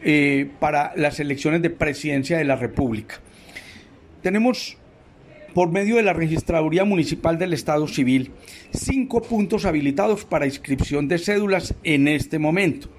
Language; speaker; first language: Spanish; native; Spanish